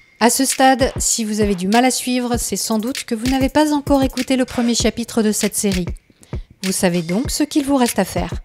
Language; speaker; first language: French; native; French